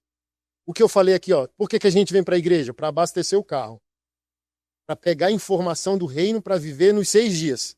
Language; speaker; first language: Portuguese; native; Portuguese